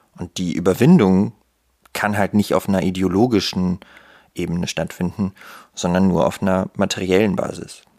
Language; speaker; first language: German; early bilingual, other home language; Russian